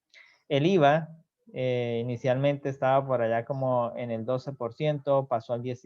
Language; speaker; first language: Spanish; native; Spanish